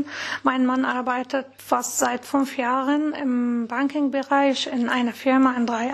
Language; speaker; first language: German; non-native, fluent; Arabic